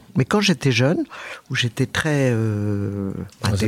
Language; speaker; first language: French; native; French